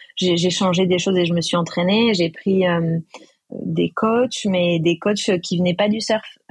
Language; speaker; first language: French; native; French